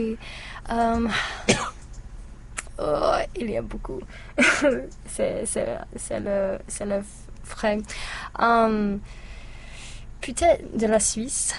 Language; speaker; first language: French; non-native, learner; English